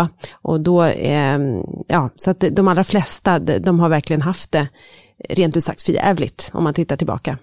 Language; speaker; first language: Swedish; native; Swedish